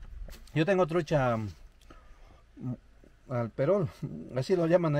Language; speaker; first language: Spanish; native; Spanish